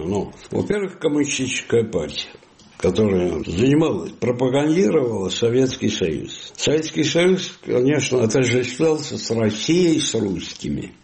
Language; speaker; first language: Russian; non-native, fluent; Italian